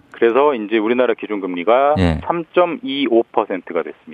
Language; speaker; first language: Korean; native; Korean